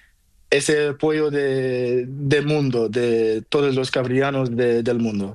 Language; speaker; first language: Spanish; non-native, learner; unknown